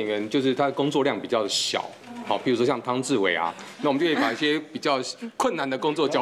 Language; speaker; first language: Chinese; native; Chinese